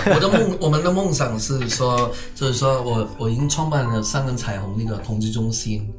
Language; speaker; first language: Chinese; non-native, local second language; Cantonese